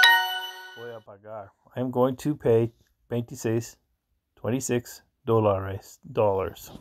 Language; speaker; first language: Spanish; non-native, learner; English